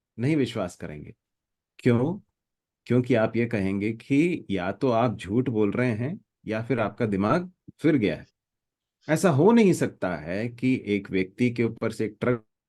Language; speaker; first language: Hindi; native; Hindi